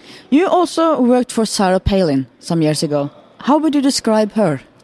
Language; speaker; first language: English; non-native, fluent; Norwegian